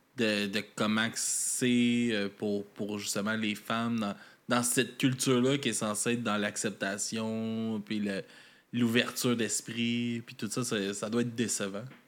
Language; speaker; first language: French; native; French